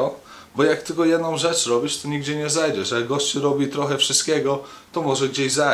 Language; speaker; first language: Polish; early bilingual, heritage; Polish